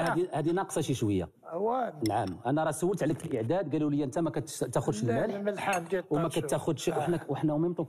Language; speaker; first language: Arabic; native; Arabic